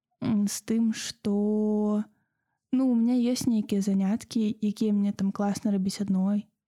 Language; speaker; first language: Belarusian; native; Belarusian